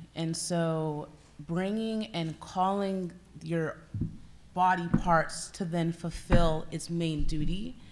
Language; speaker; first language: English; native; English